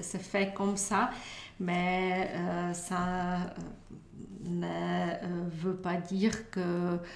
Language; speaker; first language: French; non-native, learner; Czech